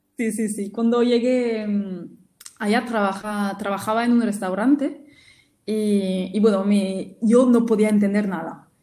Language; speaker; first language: Spanish; non-native, fluent; French